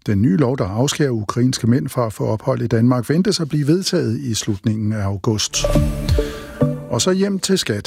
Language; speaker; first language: Danish; native; Danish